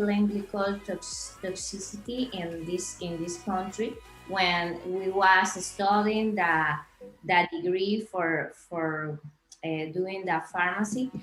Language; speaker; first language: English; non-native, learner; Spanish